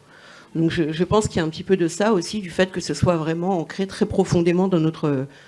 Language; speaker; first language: French; native; French